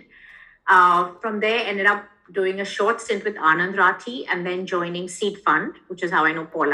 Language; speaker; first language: English; non-native, local second language; Hindi